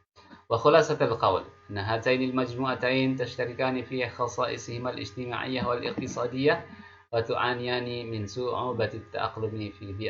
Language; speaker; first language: Arabic; non-native, fluent; Indonesian